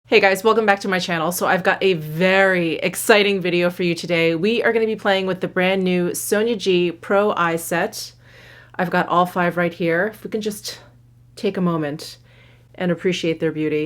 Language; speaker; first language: English; native; English